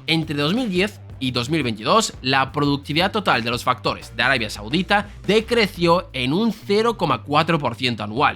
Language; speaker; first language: Spanish; native; Spanish